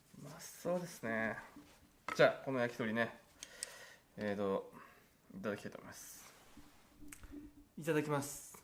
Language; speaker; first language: Japanese; native; Japanese